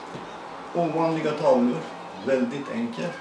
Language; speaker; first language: Swedish; non-native, learner; Persian